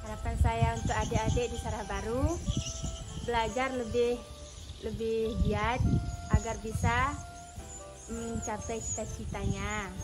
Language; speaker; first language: Indonesian; non-native, local second language; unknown